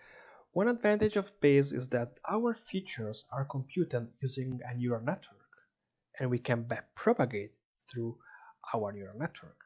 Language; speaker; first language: English; non-native, fluent; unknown